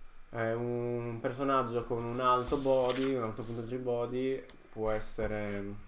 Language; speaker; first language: Italian; native; Italian